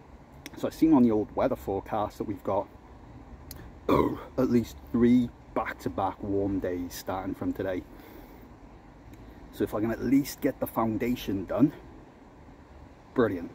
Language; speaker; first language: English; native; English